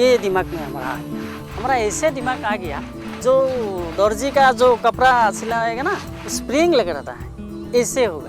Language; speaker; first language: Hindi; non-native, local second language; Assamese